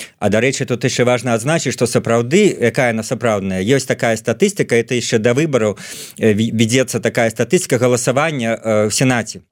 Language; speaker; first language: Belarusian; non-native, local second language; Russian